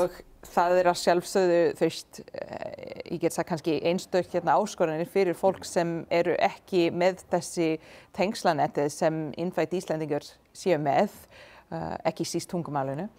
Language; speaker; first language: Icelandic; non-native, fluent; English